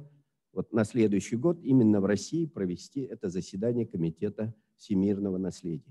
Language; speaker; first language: Russian; native; Russian